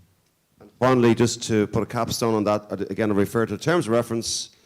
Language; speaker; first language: English; native; English